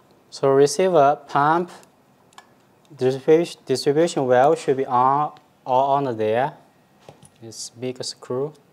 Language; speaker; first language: English; non-native, fluent; Chinese